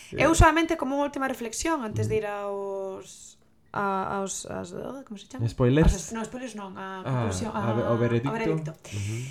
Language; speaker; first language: Galician; non-native, local second language; Spanish